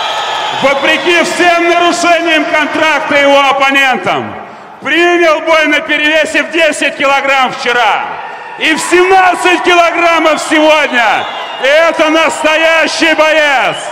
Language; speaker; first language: Russian; native; Russian